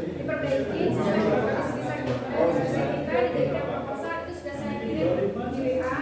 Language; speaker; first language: Indonesian; native; Indonesian